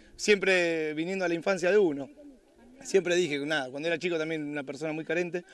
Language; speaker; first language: Spanish; native; Spanish